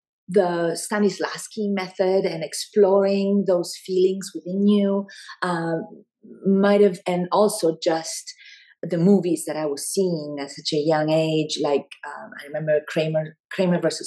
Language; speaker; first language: English; non-native, fluent; Italian